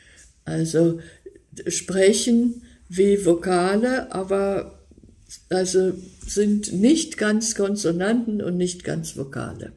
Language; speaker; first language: German; native; German